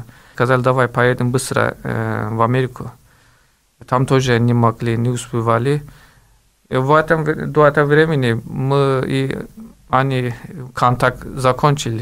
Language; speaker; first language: Russian; non-native, learner; Turkish